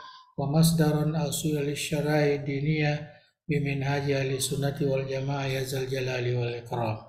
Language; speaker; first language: Arabic; non-native, fluent; Indonesian